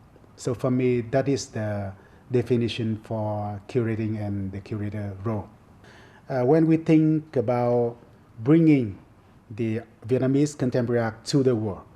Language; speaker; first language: English; non-native, fluent; Vietnamese